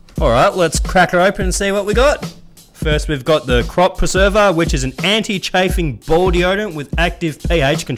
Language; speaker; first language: English; native; English